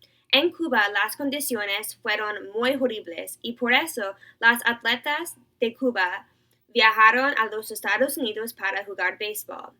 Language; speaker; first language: Spanish; non-native, learner; English